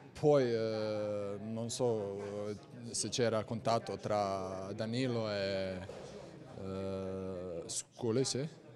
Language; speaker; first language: Italian; non-native, fluent; Serbian